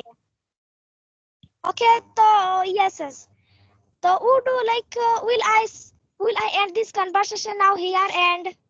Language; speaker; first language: English; non-native, learner; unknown